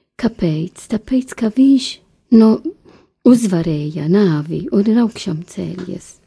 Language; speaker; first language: Latvian; non-native, learner; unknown